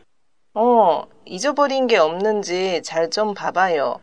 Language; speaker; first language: Korean; non-native, learner; Japanese